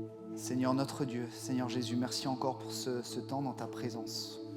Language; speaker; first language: French; native; French